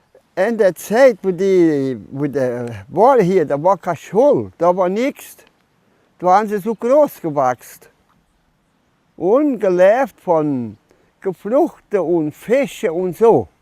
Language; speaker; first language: German; early bilingual, heritage; German